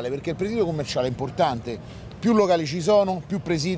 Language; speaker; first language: Italian; native; Italian